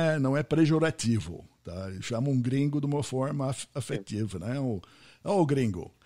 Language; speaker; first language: Portuguese; non-native, fluent; English